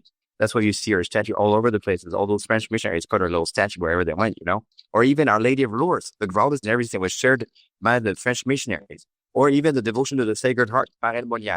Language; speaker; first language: English; non-native, fluent; French